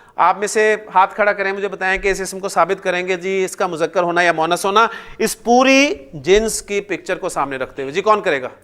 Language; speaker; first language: Urdu; native; Urdu